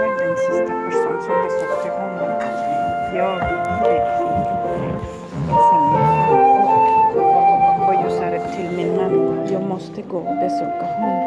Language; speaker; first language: Swedish; non-native, fluent; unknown